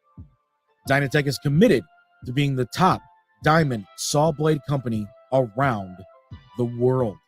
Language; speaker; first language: English; native; English